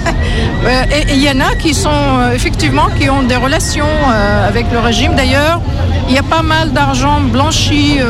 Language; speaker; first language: French; non-native, fluent; Kurdish